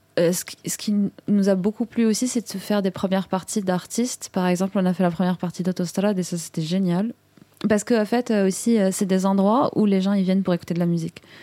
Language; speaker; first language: French; non-native, local second language; Arabic